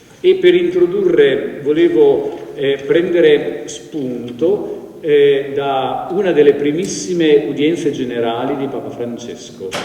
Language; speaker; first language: Italian; native; Italian